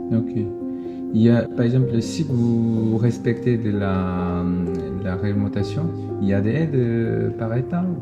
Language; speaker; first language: French; non-native, learner; Korean